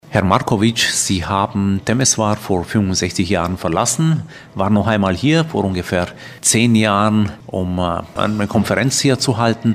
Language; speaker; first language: German; native; German